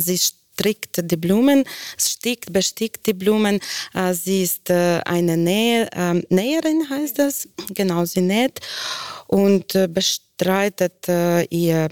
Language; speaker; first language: German; non-native, fluent; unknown